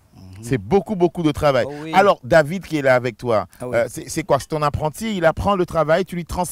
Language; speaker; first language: French; native; French